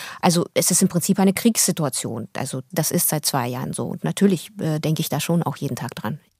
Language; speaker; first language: German; early bilingual, other home language; Russian